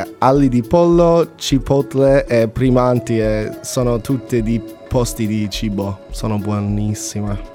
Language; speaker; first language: Italian; non-native, learner; English